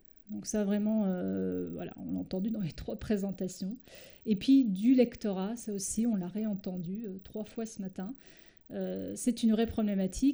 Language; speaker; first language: French; native; French